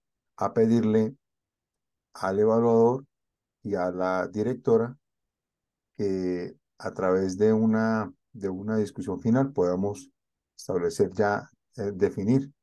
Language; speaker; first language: Spanish; native; Spanish